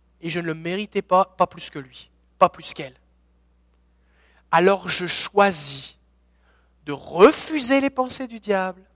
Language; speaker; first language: French; native; French